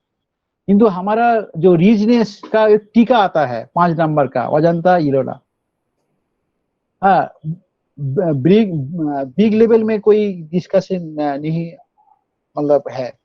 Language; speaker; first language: Hindi; non-native, local second language; Bangla